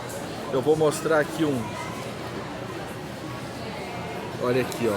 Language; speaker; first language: Portuguese; native; Portuguese